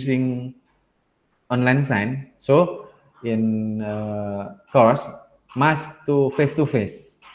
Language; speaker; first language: English; non-native, learner; Indonesian